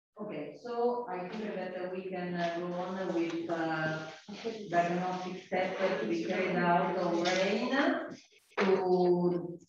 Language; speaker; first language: English; non-native, fluent; Italian